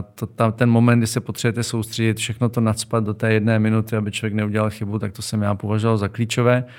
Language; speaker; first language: Czech; native; Czech